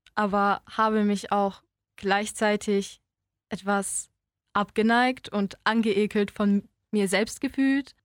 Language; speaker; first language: German; early bilingual, other home language; Polish